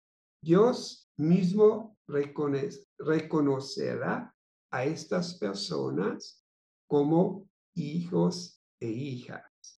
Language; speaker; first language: Spanish; non-native, fluent; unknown